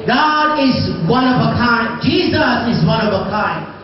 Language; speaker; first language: English; non-native, local second language; Filipino